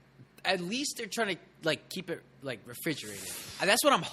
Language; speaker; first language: English; native; English